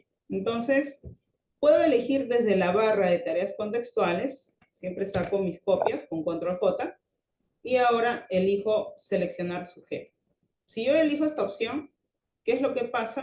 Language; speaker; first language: Spanish; native; Spanish